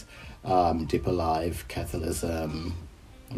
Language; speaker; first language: English; non-native, local second language; Yoruba